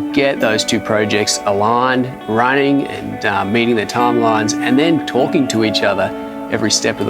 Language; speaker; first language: English; native; English